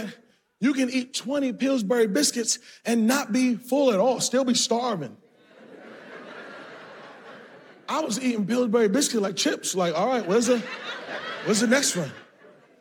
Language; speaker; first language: English; native; English